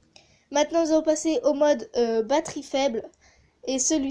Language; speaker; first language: French; native; French